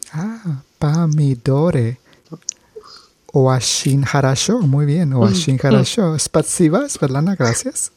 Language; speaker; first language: Russian; non-native, learner; English